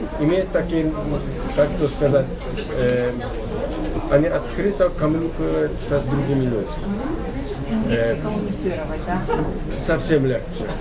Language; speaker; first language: Russian; non-native, learner; Polish